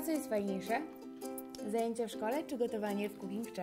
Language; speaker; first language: Polish; native; Polish